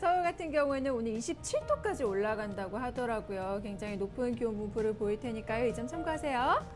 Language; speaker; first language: Korean; native; Korean